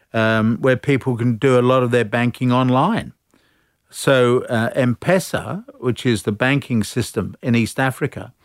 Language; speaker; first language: English; native; English